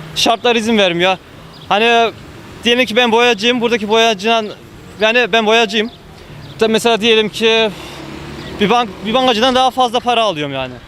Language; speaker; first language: Turkish; early bilingual, heritage; Turkish